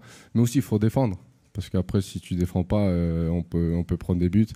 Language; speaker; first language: French; non-native, fluent; Spanish